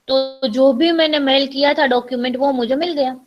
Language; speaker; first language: Hindi; non-native, local second language; Gujarati